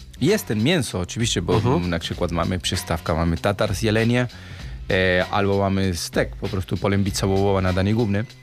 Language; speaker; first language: Polish; non-native, learner; Spanish